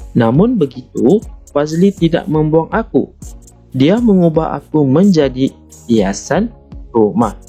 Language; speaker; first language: Malay; non-native, local second language; Chinese